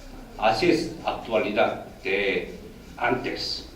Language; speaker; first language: Spanish; non-native, learner; Korean